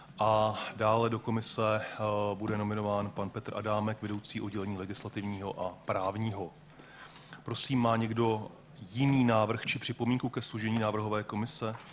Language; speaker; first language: Czech; native; Czech